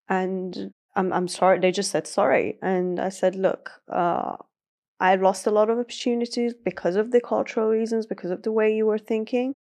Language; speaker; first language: English; early bilingual, other home language; Persian